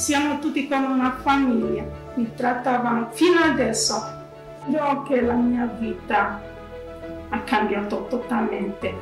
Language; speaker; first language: Italian; non-native, learner; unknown